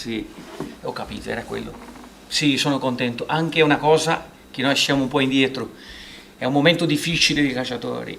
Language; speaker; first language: Italian; non-native, fluent; Portuguese